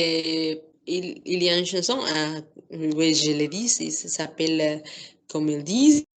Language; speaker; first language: French; non-native, fluent; Spanish